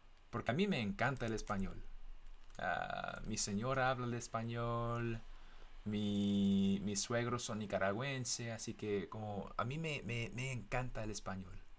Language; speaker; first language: Spanish; non-native, fluent; English